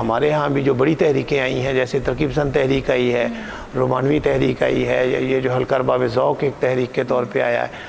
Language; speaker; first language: Urdu; non-native, local second language; Punjabi